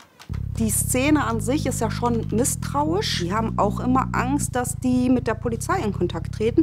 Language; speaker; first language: German; native; German